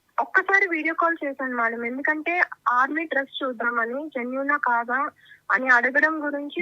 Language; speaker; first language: Telugu; native; Telugu